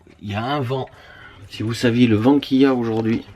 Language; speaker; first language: French; native; French